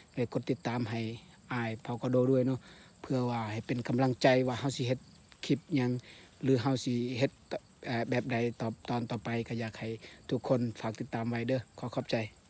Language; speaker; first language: Lao; non-native, local second language; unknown